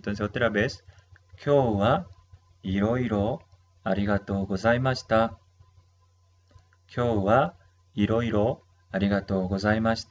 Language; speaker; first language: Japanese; non-native, learner; Spanish